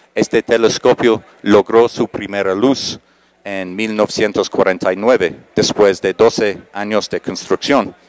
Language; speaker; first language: Spanish; non-native, fluent; English